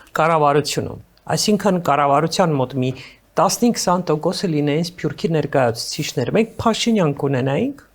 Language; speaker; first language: Armenian; native; Armenian